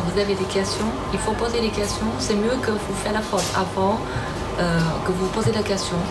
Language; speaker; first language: French; non-native, learner; Chinese